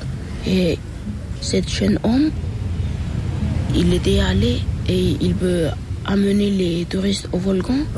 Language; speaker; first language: French; non-native, learner; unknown